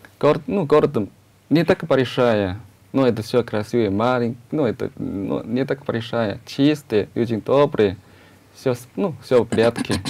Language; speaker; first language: Russian; non-native, learner; Chinese